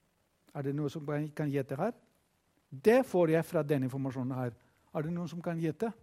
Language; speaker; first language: Norwegian; non-native, fluent; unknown